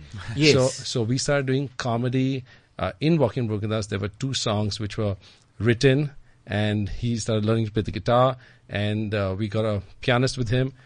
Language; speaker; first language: English; native; English